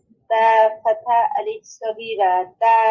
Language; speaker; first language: Arabic; non-native, learner; Bangla